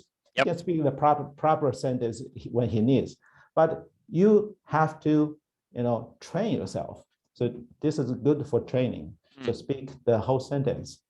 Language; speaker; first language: English; non-native, learner; Chinese